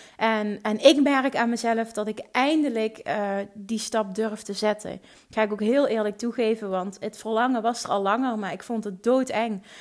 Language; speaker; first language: Dutch; native; Dutch